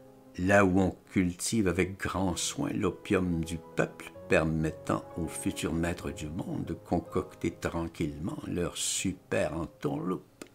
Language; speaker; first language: French; native; French